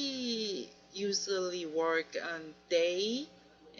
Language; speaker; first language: English; non-native, learner; Korean